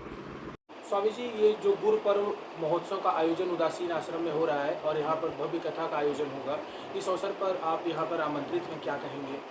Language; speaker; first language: Hindi; native; Hindi